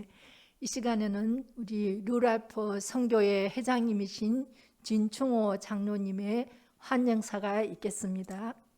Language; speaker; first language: Korean; native; Korean